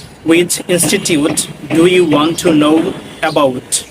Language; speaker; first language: English; non-native, local second language; Bangla